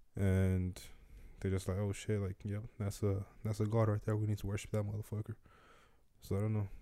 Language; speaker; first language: English; non-native, local second language; Yoruba